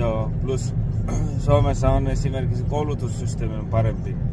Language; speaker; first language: Finnish; non-native, learner; Bangla